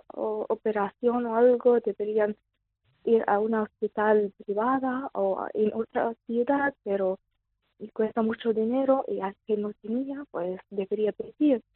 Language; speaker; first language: Spanish; non-native, fluent; Arabic